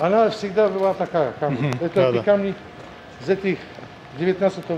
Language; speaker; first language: Russian; non-native, learner; Polish